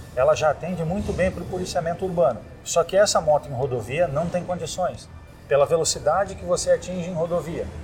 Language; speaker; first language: Portuguese; native; Portuguese